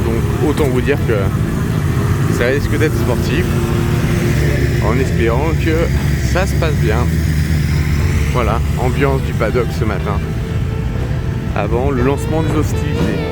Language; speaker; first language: French; native; French